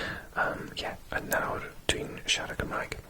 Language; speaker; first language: Welsh; non-native, local second language; English